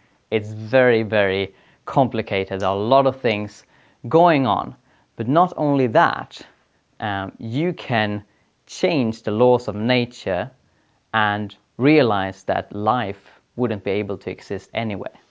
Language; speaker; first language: English; non-native, fluent; Swedish